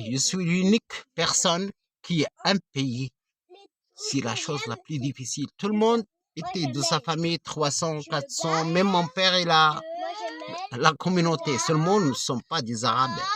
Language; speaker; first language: French; non-native, fluent; Arabic